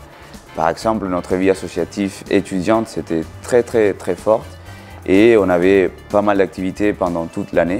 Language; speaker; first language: French; non-native, fluent; Spanish